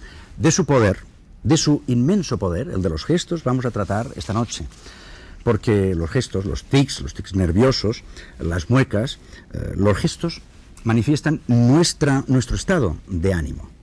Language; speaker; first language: Spanish; native; Spanish